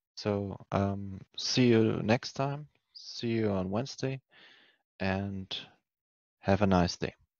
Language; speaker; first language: English; non-native, fluent; German